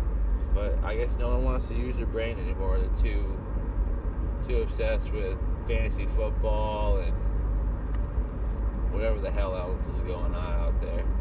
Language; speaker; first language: English; native; English